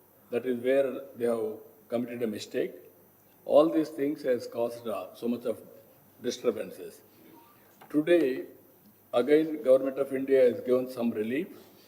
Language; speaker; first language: English; non-native, local second language; Telugu